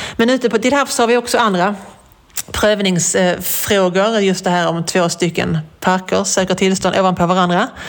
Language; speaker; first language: Swedish; native; Swedish